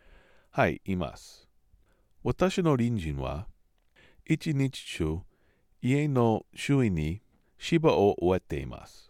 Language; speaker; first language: Japanese; non-native, learner; English